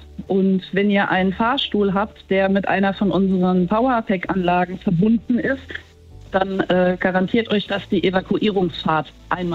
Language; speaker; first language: German; native; German